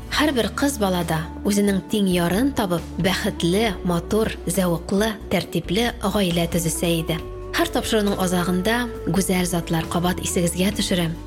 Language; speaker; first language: Tatar; native; Tatar